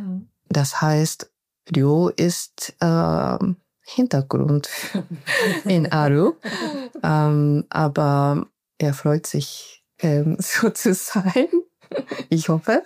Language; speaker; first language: German; non-native, learner; Japanese